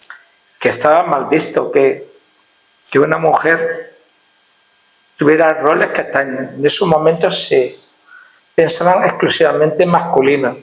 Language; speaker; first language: Spanish; native; Spanish